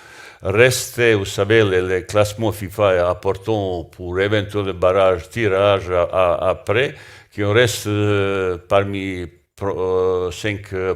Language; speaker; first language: French; non-native, learner; Bosnian